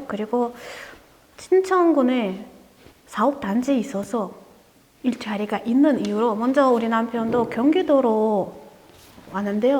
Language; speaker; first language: Korean; non-native, learner; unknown